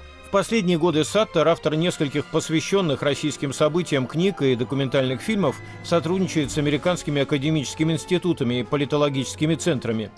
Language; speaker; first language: Russian; native; Russian